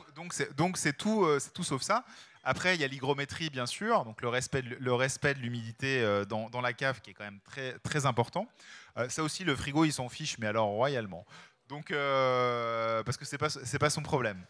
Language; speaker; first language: French; native; French